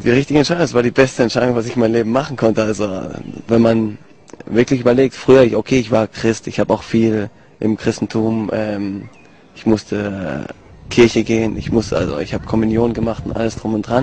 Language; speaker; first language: German; early bilingual, other home language; Italian